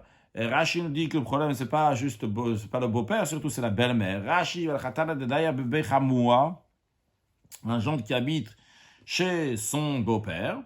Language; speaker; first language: French; native; French